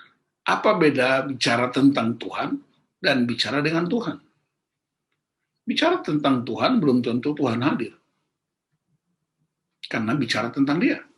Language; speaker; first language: Indonesian; native; Indonesian